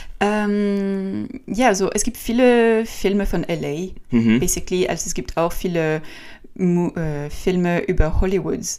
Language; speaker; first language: German; non-native, learner; French